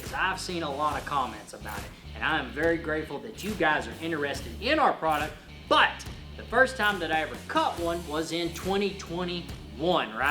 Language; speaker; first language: English; native; English